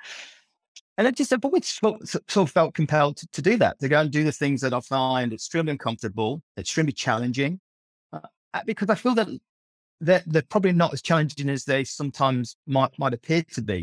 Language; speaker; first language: English; native; English